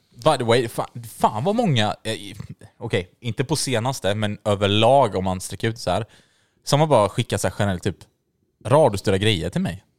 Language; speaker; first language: Swedish; native; Swedish